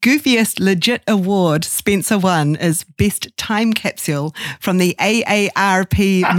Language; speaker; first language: English; native; English